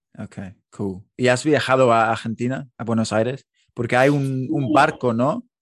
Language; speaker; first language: Spanish; non-native, learner; English